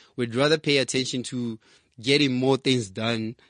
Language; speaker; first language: English; non-native, local second language; Southern Sotho